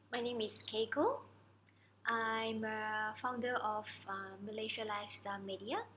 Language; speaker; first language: English; non-native, fluent; Japanese